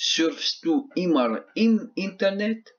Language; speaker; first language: German; non-native, fluent; Arabic